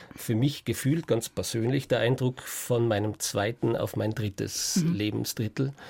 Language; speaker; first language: German; native; German